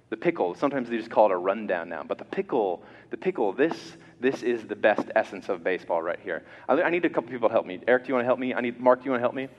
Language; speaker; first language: English; native; English